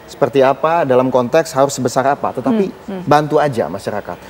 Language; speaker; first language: Indonesian; native; Indonesian